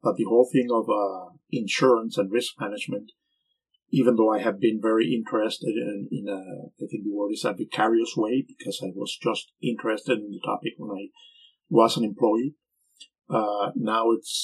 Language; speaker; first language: English; non-native, fluent; Spanish